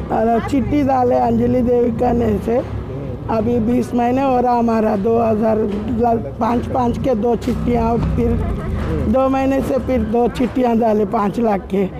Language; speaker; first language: Hindi; non-native, local second language; Urdu